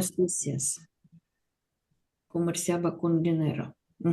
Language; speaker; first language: Spanish; non-native, learner; Russian